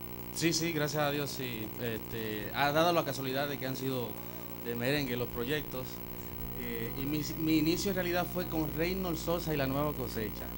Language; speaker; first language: Spanish; native; Spanish